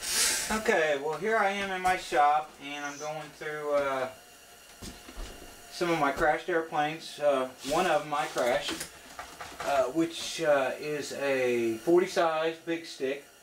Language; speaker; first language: English; native; English